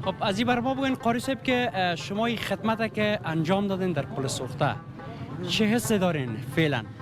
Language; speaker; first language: Persian; native; Persian